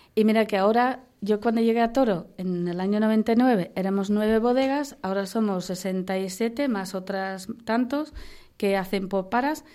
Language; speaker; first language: Spanish; non-native, fluent; English